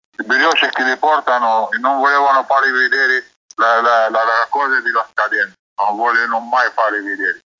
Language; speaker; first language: Italian; non-native, learner; Arabic